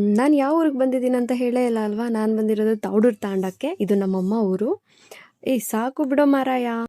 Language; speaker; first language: Kannada; non-native, local second language; Lambadi